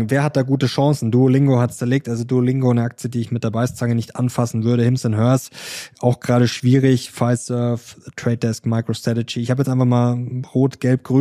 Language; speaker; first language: German; native; German